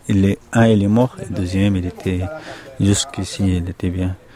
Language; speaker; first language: French; non-native, learner; Pashto